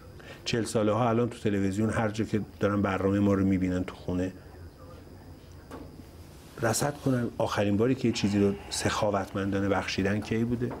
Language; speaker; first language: Persian; native; Persian